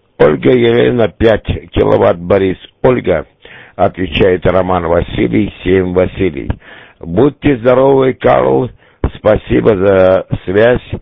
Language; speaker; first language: Russian; native; Russian